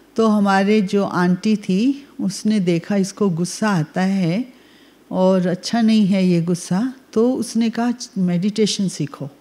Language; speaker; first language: Hindi; native; Hindi